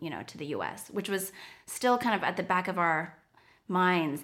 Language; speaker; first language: English; non-native, fluent; Chinese